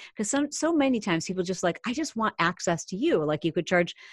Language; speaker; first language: English; native; English